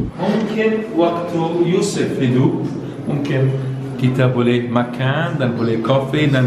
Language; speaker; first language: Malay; non-native, learner; Arabic